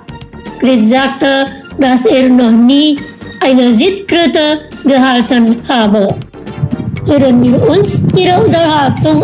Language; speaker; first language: German; non-native, learner; Indonesian